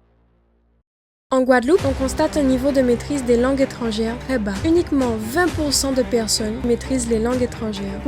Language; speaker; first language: French; native; French